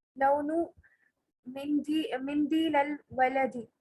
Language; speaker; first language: Arabic; non-native, learner; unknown